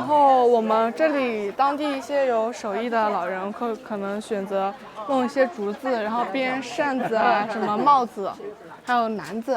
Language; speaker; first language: Chinese; native; Chinese